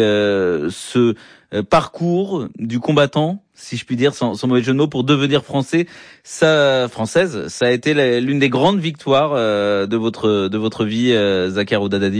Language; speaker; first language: French; native; French